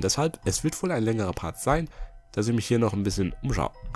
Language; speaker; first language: German; native; German